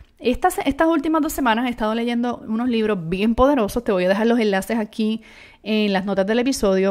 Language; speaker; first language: Spanish; native; Spanish